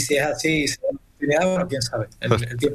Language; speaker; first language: Spanish; native; Spanish